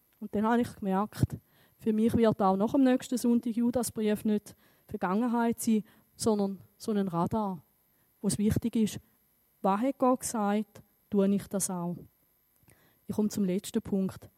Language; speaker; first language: German; native; German